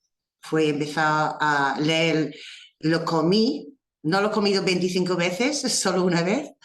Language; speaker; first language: Spanish; non-native, fluent; English